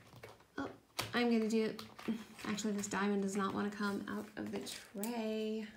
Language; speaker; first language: English; native; English